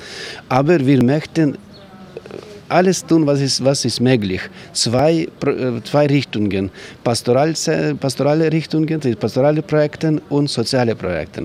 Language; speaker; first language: German; non-native, learner; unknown